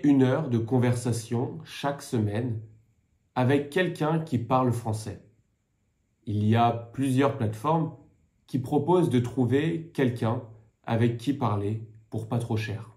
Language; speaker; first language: French; native; French